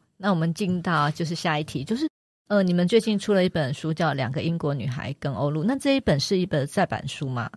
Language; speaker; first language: Chinese; native; Chinese